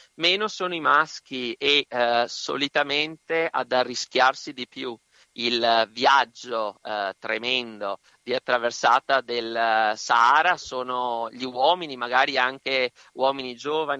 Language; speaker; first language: Italian; non-native, fluent; Spanish